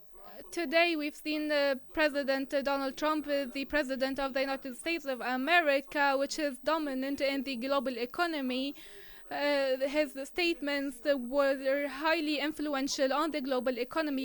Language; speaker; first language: English; non-native, fluent; Arabic